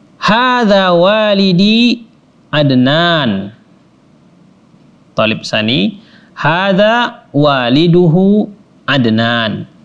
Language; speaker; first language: Arabic; non-native, fluent; Indonesian